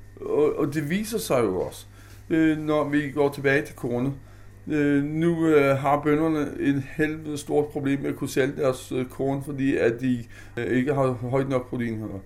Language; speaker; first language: Danish; native; Danish